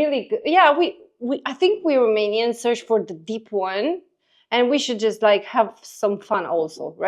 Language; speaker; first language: English; non-native, fluent; Romanian